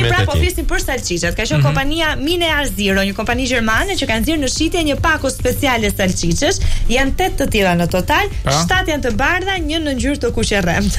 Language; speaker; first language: Albanian; native; Albanian